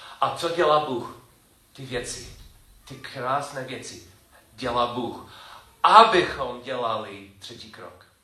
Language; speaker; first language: Czech; non-native, learner; English